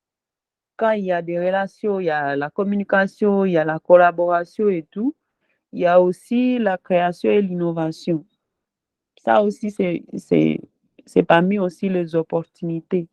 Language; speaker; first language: French; non-native, local second language; Swahili